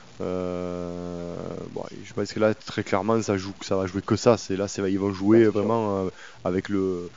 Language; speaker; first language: French; native; French